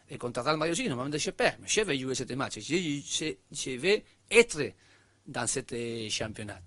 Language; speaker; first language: French; non-native, learner; Spanish